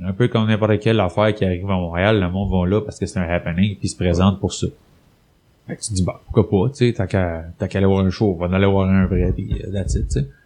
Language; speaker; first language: French; native; French